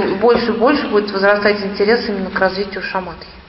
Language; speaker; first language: Russian; native; Russian